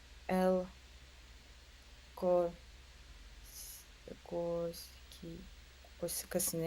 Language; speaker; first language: Spanish; non-native, learner; Russian